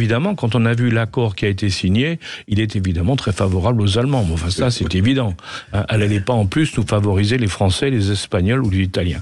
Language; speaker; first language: French; native; French